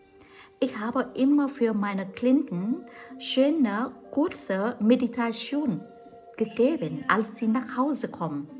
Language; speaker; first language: German; non-native, fluent; Vietnamese